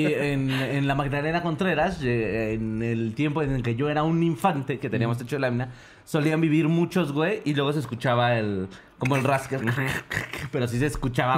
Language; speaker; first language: Spanish; native; Spanish